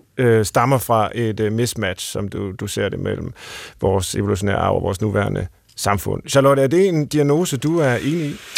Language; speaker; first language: Danish; native; Danish